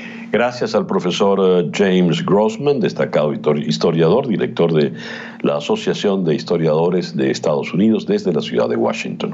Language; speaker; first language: Spanish; native; Spanish